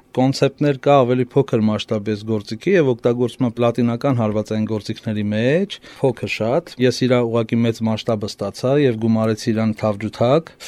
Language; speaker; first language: Armenian; native; Armenian